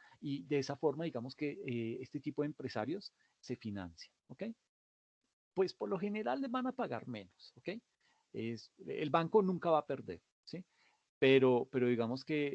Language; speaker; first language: Spanish; native; Spanish